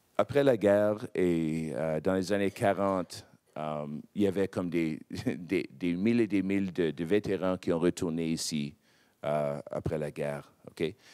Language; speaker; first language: French; non-native, local second language; English